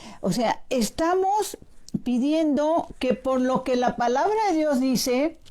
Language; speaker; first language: Spanish; native; Spanish